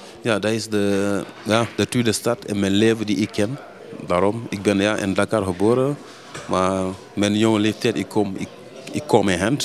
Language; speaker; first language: Dutch; early bilingual, other home language; Wolof